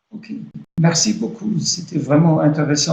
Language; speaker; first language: French; non-native, fluent; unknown